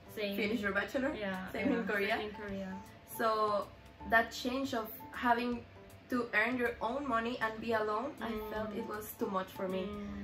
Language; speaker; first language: English; non-native, fluent; Spanish